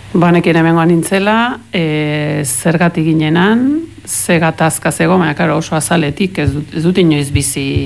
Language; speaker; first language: Basque; early bilingual, heritage; Spanish